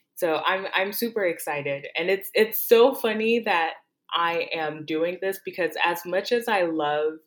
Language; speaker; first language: English; early bilingual, other home language; Haitian Creole